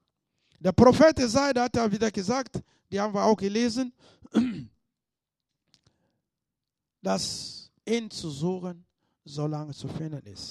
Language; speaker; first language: German; non-native, fluent; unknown